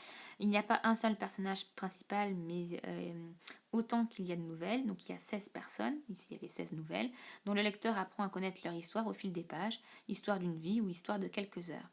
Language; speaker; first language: French; native; French